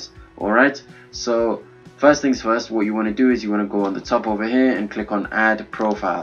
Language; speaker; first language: English; native; English